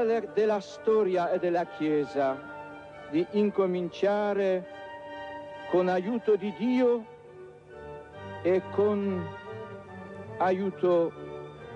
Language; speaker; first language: Italian; non-native, fluent; Polish